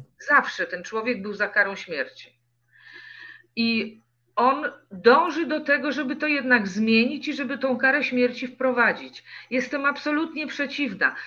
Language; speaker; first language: Polish; native; Polish